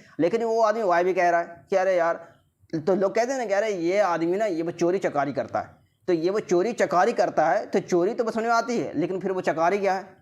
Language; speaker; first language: Urdu; native; Urdu